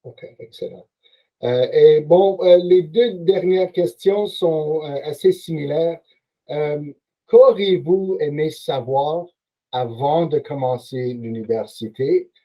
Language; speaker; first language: French; non-native, local second language; English